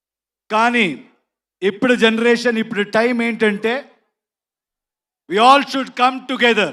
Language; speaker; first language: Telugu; non-native, learner; Kannada